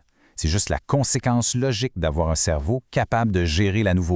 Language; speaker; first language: French; native; French